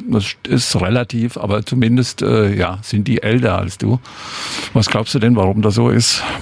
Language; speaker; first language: German; native; German